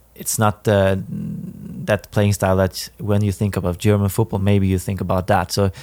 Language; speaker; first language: English; non-native, fluent; Swedish